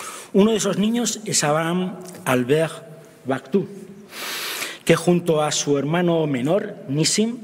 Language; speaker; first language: Spanish; native; Spanish